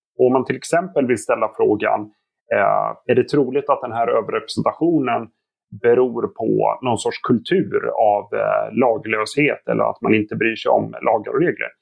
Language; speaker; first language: Swedish; native; Swedish